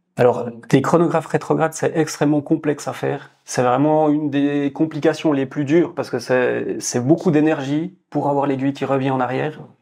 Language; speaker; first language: French; native; French